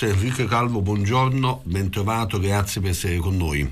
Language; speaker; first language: Italian; native; Italian